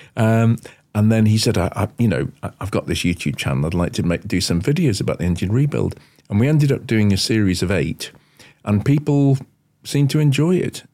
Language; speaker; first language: English; native; English